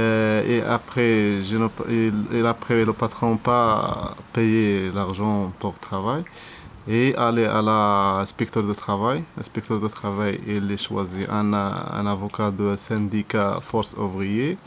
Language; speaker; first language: French; non-native, learner; Arabic